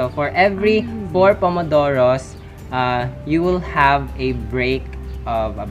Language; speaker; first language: English; non-native, local second language; Cebuano